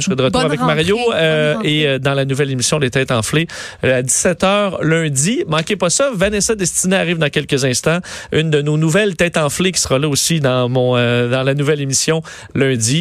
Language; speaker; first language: French; native; French